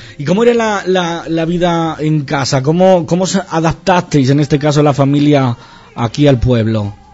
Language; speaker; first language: Spanish; native; Spanish